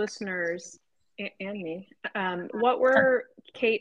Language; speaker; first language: English; native; English